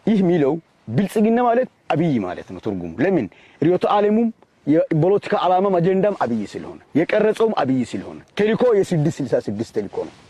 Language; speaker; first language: Amharic; non-native, local second language; Afar